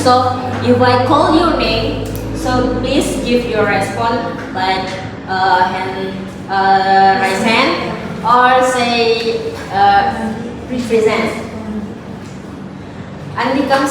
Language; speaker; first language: English; non-native, learner; Indonesian